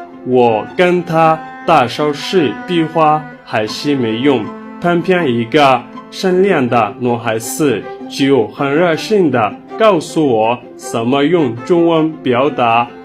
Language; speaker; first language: Chinese; non-native, learner; Somali